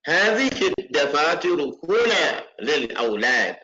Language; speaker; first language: Arabic; non-native, fluent; English